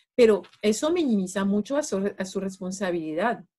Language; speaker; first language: Spanish; non-native, fluent; French